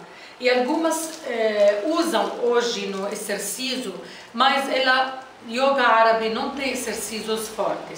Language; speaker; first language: Portuguese; non-native, fluent; Arabic